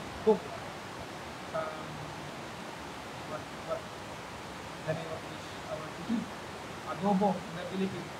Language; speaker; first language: English; non-native, local second language; Filipino